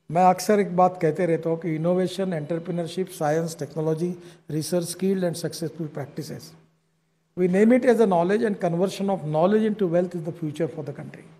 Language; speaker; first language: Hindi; non-native, local second language; Marathi